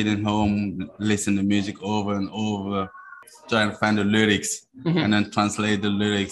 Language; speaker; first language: English; non-native, fluent; Mossi